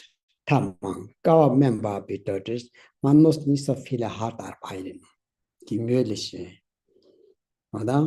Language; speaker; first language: German; non-native, learner; Tibetan